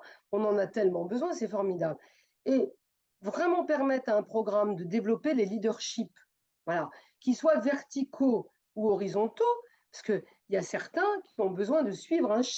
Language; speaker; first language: French; native; French